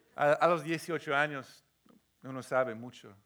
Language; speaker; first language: Spanish; non-native, fluent; English